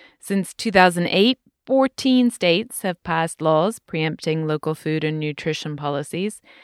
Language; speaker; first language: English; native; English